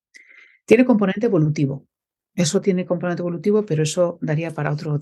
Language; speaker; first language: Spanish; native; Spanish